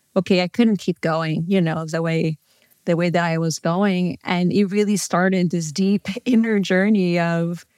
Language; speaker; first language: English; non-native, fluent; Portuguese